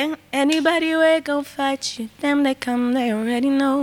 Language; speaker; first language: English; non-native, local second language; Zulu